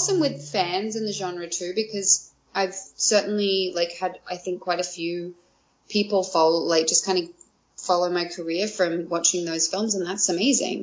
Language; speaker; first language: English; native; English